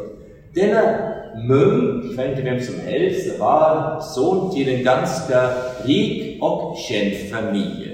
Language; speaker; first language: Swedish; non-native, fluent; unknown